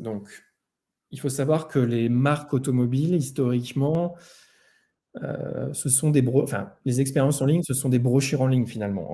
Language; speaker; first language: French; native; French